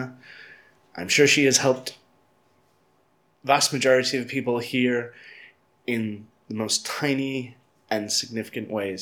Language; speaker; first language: English; native; English